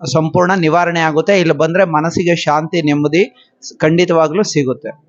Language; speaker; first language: Kannada; native; Kannada